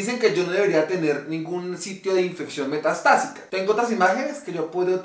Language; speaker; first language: Spanish; native; Spanish